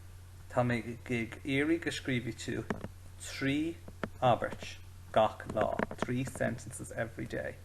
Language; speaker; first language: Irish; non-native, local second language; English